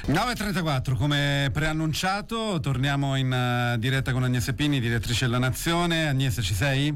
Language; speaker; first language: Italian; native; Italian